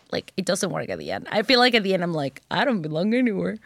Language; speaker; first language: English; non-native, fluent; Spanish